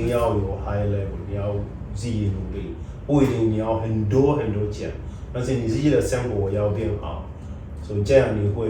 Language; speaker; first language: Chinese; non-native, fluent; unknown